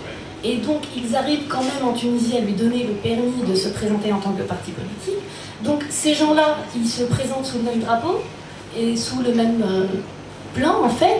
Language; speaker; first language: French; non-native, local second language; Arabic